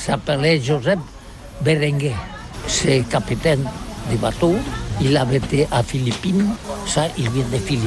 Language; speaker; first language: French; non-native, learner; Catalan